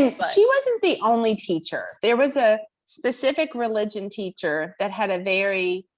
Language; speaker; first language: English; native; English